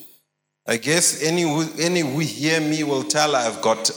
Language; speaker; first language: English; non-native, local second language; Shona